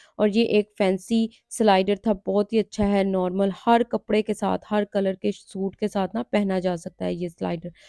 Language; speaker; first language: Urdu; non-native, local second language; Punjabi